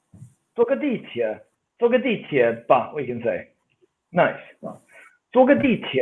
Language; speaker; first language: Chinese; non-native, fluent; Swedish